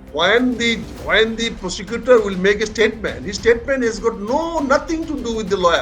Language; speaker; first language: English; non-native, local second language; Bangla